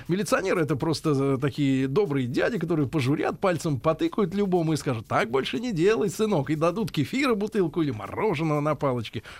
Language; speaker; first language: Russian; native; Russian